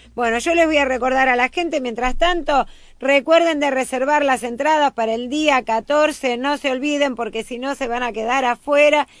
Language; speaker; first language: Spanish; native; Spanish